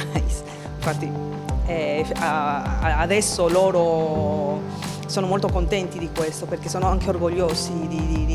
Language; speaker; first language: Italian; non-native, fluent; Spanish